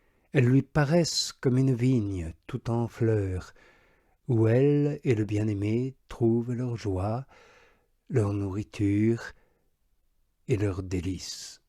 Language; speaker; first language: French; native; French